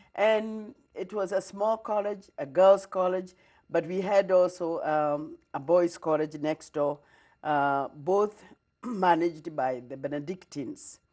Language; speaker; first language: English; non-native, local second language; Kikuyu